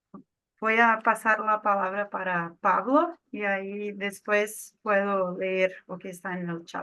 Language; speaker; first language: Spanish; non-native, fluent; Portuguese